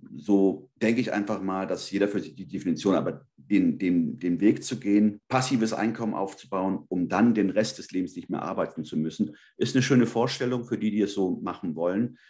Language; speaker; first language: German; early bilingual, other home language; Spanish